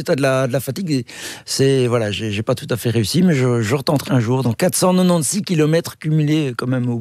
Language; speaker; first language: French; native; French